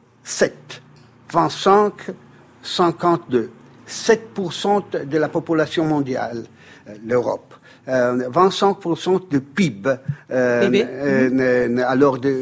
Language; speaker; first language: French; non-native, fluent; Italian